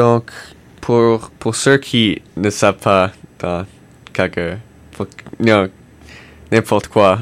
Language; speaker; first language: French; non-native, learner; English